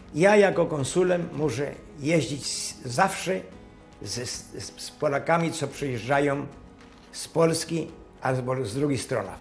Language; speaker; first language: Polish; early bilingual, heritage; Polish